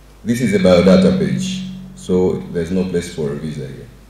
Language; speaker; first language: English; non-native, local second language; Swahili